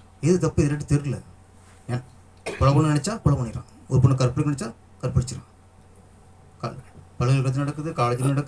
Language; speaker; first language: Tamil; native; Tamil